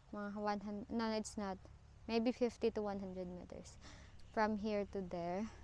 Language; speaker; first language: English; non-native, local second language; Cebuano